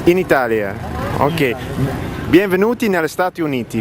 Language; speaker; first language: Italian; non-native, learner; English